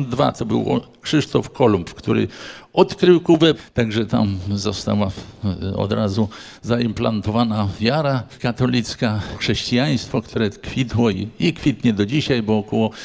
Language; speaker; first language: Polish; native; Polish